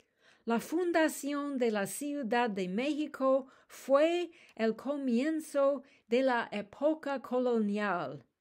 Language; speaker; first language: Spanish; non-native, learner; English